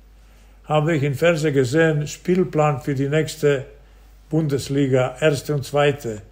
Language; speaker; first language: German; non-native, fluent; Serbian